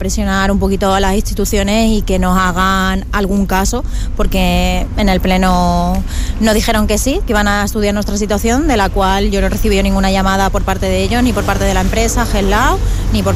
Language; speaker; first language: Spanish; native; Spanish